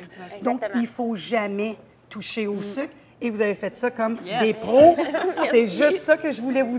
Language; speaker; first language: French; native; French